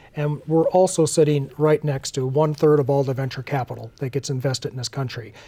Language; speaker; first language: English; native; English